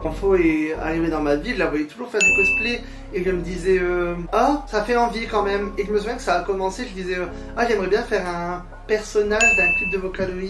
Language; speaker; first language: French; native; French